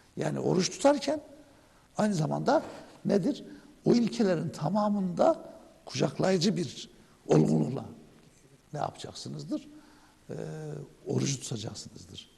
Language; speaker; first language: Turkish; native; Turkish